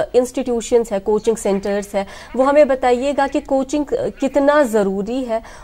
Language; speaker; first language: Hindi; non-native, local second language; Kashmiri